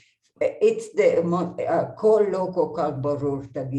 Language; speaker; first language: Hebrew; non-native, fluent; Hungarian